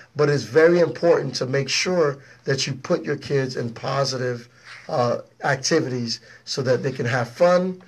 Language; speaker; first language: English; early bilingual, other home language; Haitian Creole